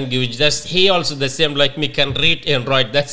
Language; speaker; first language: English; non-native, learner; Persian